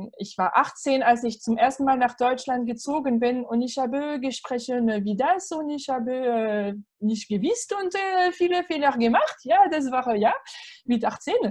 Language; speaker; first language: German; non-native, fluent; French